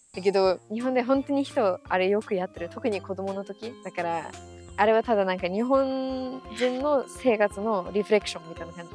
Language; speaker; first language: Japanese; non-native, fluent; English